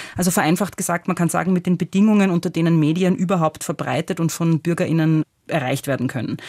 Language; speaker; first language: German; native; German